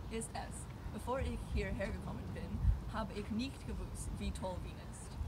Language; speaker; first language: German; non-native, learner; English